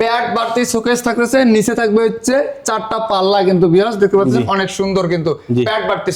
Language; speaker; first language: Bangla; native; Bangla